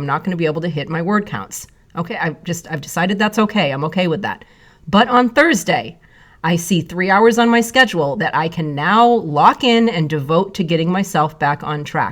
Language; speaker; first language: English; native; English